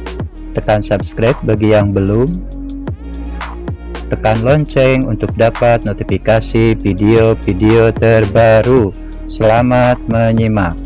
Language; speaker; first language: Indonesian; native; Indonesian